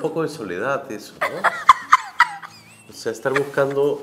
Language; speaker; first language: Spanish; native; Spanish